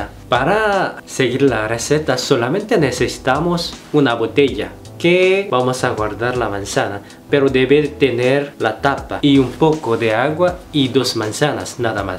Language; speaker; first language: Spanish; non-native, fluent; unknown